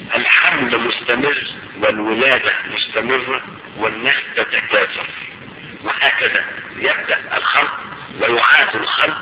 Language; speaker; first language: Arabic; native; Arabic